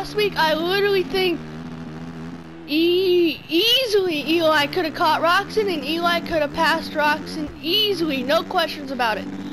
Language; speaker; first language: English; native; English